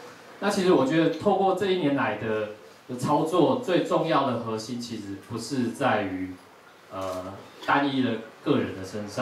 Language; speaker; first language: Chinese; native; Chinese